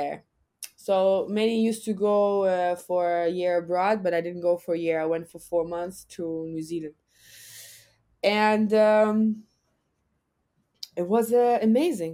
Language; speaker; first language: English; non-native, fluent; German